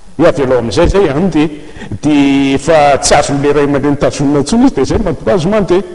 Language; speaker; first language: Malagasy; native; Malagasy